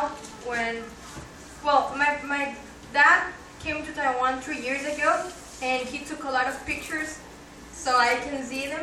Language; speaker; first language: English; non-native, fluent; Spanish